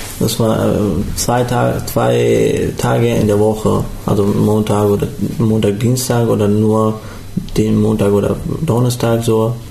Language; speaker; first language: German; non-native, learner; Pashto